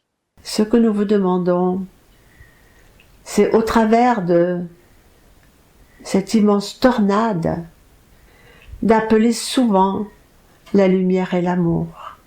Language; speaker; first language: French; native; French